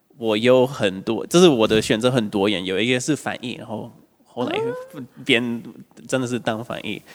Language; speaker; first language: Chinese; non-native, fluent; Spanish